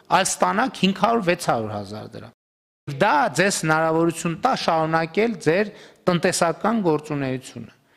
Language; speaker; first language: Armenian; native; Armenian